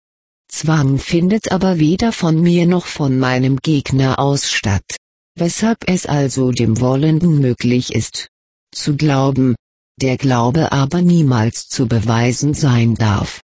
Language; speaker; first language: German; native; German